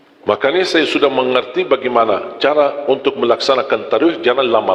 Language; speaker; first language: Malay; non-native, fluent; Arabic